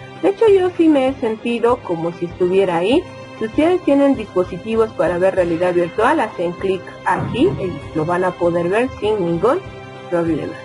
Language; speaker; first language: Spanish; native; Spanish